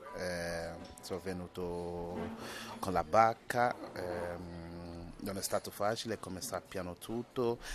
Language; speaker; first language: Italian; non-native, learner; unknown